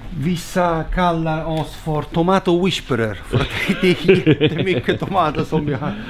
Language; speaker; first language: Swedish; non-native, fluent; Italian